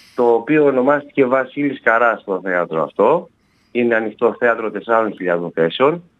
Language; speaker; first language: Greek; native; Greek